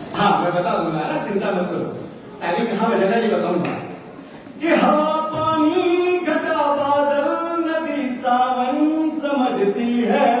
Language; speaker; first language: Hindi; native; Hindi